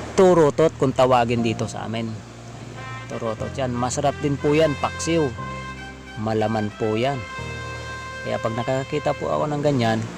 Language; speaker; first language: Filipino; non-native, local second language; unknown